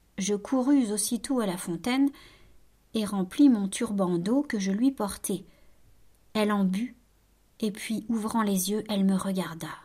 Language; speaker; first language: French; native; French